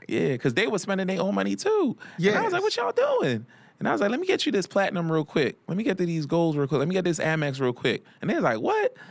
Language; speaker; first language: English; early bilingual, other home language; Haitian Creole